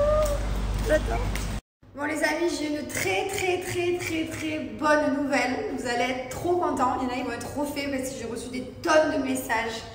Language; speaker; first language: French; native; French